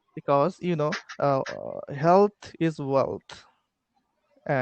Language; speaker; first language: English; non-native, learner; Bangla